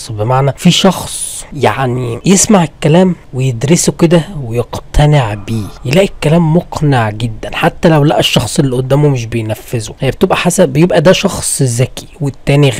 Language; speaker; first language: Arabic; native; Arabic